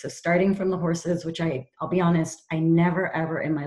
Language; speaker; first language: English; native; English